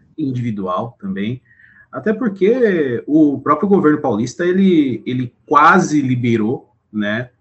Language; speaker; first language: Portuguese; native; Portuguese